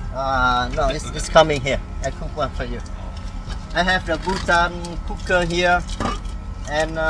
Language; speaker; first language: English; non-native, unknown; Vietnamese